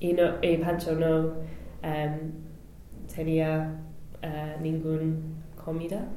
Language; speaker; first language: Spanish; non-native, learner; English